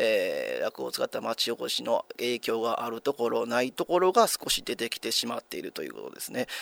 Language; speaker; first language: Japanese; native; Japanese